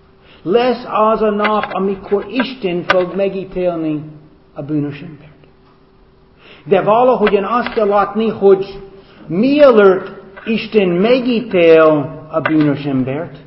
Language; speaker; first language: Hungarian; non-native, fluent; English